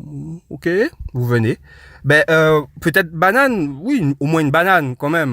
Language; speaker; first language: French; non-native, local second language; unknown